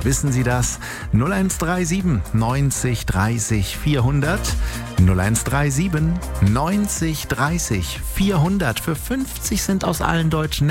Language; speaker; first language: German; native; German